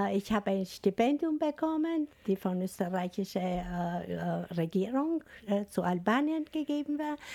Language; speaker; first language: German; non-native, fluent; Albanian